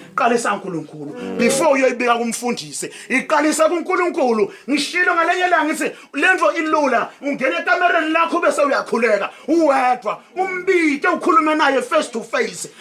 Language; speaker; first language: Zulu; non-native, local second language; Tsonga